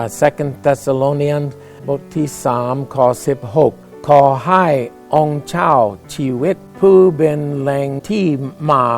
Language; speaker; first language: Thai; non-native, fluent; English